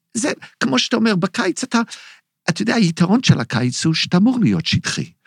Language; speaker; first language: Hebrew; non-native, fluent; English